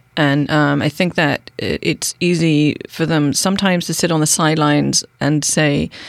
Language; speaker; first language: English; native; English